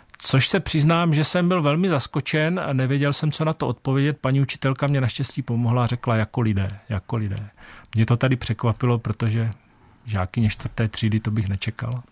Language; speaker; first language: Czech; native; Czech